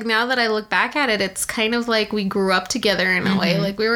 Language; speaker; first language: English; native; English